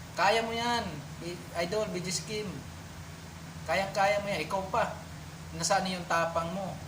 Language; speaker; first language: Filipino; non-native, local second language; Cebuano